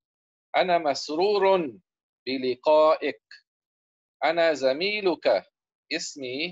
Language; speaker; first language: Arabic; non-native, fluent; English